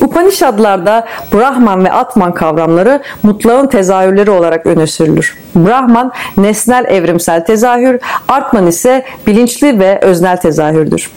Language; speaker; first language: Turkish; native; Turkish